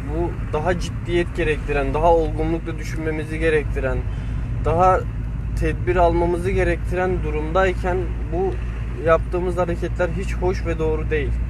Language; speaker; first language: Turkish; native; Turkish